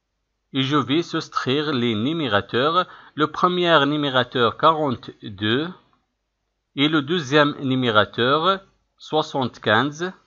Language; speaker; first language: French; non-native, local second language; Arabic